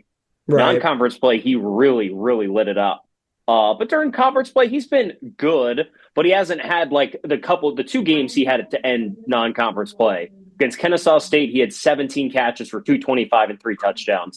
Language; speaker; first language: English; native; English